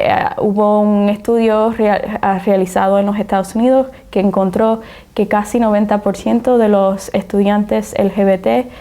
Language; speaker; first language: Spanish; early bilingual, heritage; Spanish